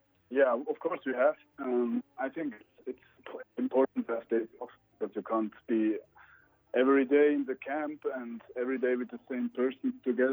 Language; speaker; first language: English; non-native, fluent; Swiss German